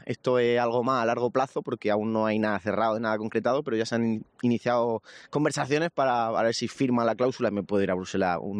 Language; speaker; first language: Spanish; native; Spanish